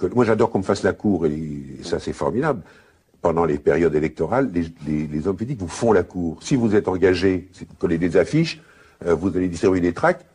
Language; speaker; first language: French; native; French